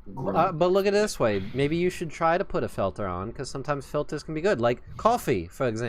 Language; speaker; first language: English; native; English